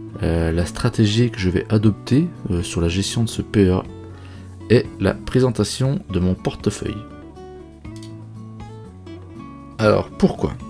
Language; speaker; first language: French; native; French